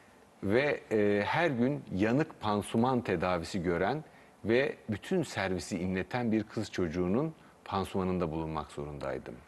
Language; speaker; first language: Turkish; native; Turkish